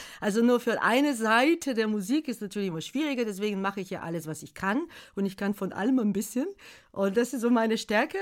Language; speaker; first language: German; non-native, fluent; Bulgarian